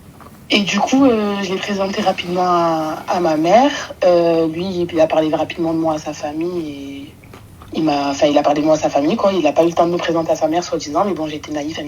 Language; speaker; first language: French; native; French